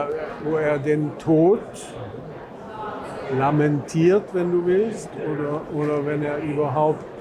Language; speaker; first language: German; non-native, fluent; Swedish